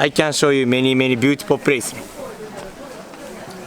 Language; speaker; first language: English; non-native, learner; Japanese